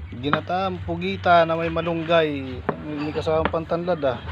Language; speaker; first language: Filipino; native; Filipino